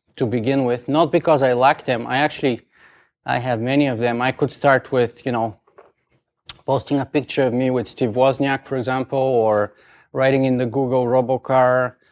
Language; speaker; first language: English; non-native, fluent; Bulgarian